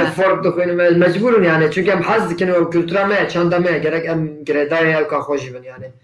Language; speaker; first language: Kurdish; non-native, local second language; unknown